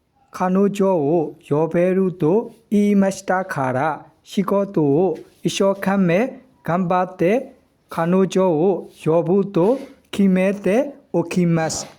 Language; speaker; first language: Japanese; non-native, learner; Burmese